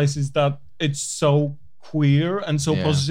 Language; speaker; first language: English; non-native, fluent; Polish